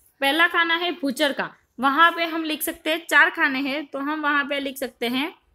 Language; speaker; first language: Hindi; non-native, local second language; Gujarati